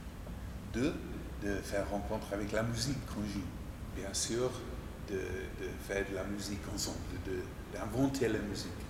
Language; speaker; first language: French; non-native, fluent; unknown